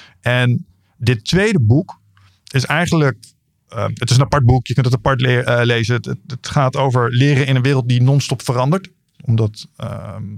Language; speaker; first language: Dutch; native; Dutch